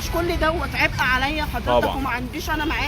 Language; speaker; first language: Arabic; native; Arabic